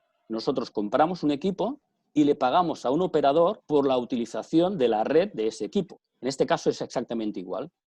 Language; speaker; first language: Spanish; native; Spanish